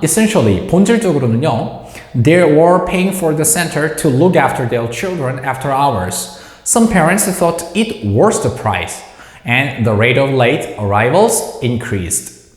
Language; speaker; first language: English; non-native, fluent; Korean